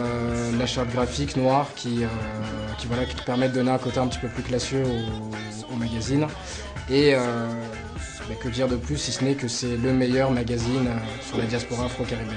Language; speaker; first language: French; native; French